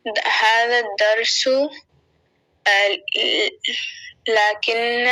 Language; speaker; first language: Arabic; non-native, learner; Urdu